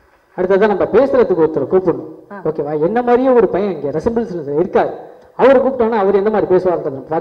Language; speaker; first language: Tamil; native; Tamil